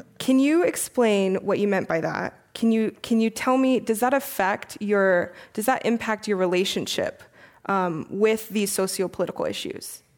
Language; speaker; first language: English; native; English